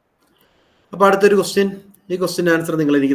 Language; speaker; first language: Malayalam; native; Malayalam